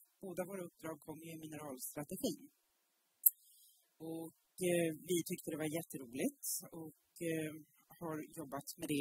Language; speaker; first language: Swedish; native; Swedish